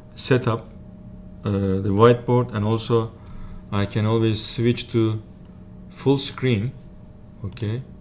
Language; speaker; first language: English; non-native, learner; Turkish